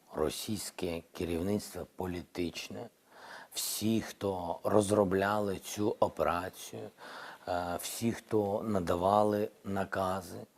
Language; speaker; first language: Ukrainian; non-native, local second language; Russian